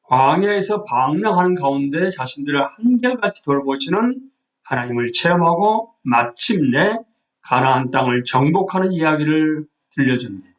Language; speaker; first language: Korean; native; Korean